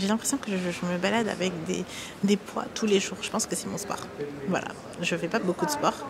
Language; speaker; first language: French; native; French